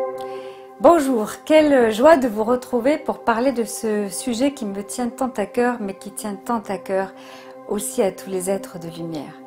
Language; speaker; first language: French; native; French